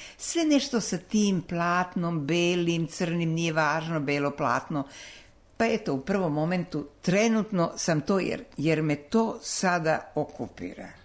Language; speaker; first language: Serbian; non-native, local second language; Slovak